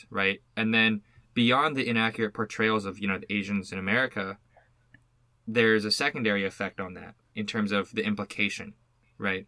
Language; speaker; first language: English; native; English